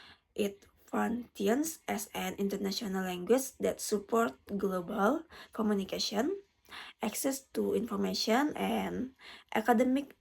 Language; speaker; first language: English; non-native, learner; Indonesian